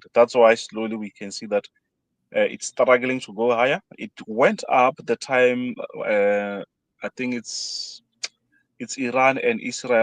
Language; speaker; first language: English; non-native, fluent; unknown